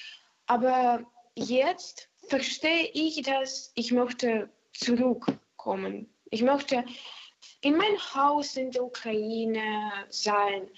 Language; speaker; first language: German; non-native, learner; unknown